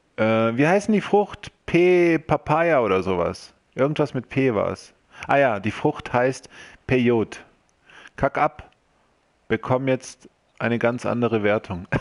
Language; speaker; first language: German; early bilingual, other home language; Croatian